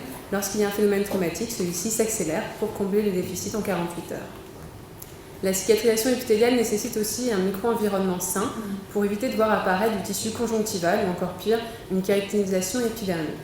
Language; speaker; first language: French; native; French